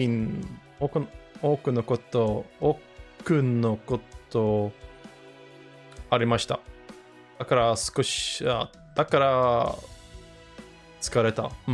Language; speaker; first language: Japanese; non-native, learner; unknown